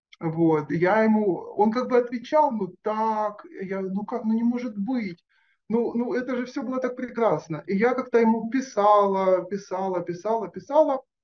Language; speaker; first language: Russian; native; Russian